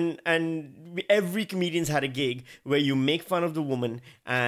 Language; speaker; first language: English; non-native, local second language; Urdu